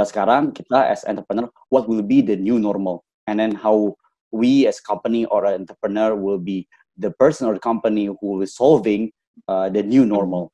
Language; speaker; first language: English; non-native, fluent; Indonesian